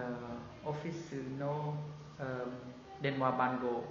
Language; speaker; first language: Japanese; non-native, learner; Vietnamese